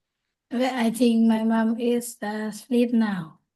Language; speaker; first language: English; non-native, learner; Vietnamese